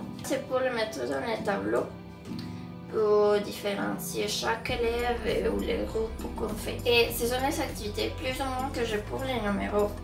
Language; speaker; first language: French; non-native, fluent; Spanish